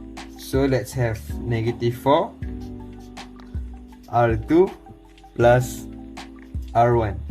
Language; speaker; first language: English; non-native, local second language; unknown